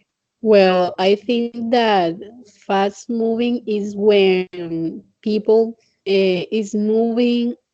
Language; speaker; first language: English; non-native, learner; Spanish